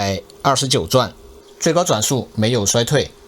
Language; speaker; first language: Chinese; native; Chinese